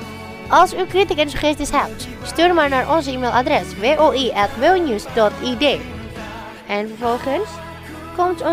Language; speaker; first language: Dutch; non-native, fluent; Indonesian